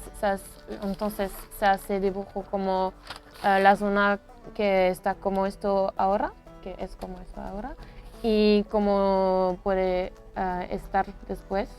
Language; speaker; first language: Spanish; non-native, fluent; French